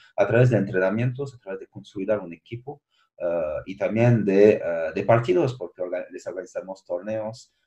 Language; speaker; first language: Spanish; non-native, fluent; French